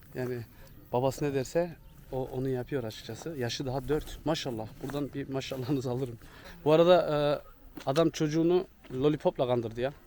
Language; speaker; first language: Turkish; early bilingual, heritage; Turkish